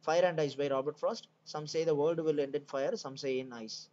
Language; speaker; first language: English; non-native, local second language; Tamil